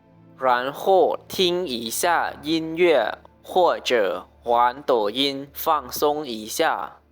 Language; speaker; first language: Chinese; non-native, learner; Lao